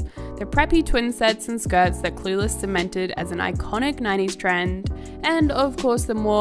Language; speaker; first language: English; native; English